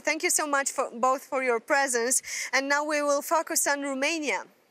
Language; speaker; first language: English; non-native, fluent; Romanian